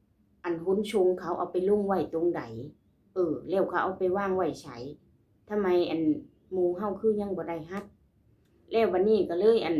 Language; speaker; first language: Thai; non-native, local second language; Lao